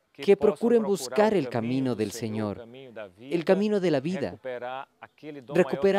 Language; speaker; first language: Spanish; native; Spanish